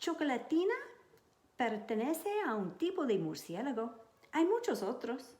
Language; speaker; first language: Spanish; non-native, learner; English